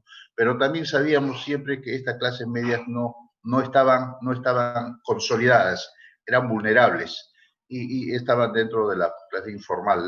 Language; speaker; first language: Spanish; native; Spanish